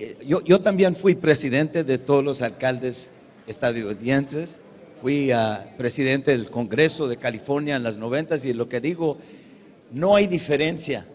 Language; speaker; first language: Spanish; early bilingual, heritage; English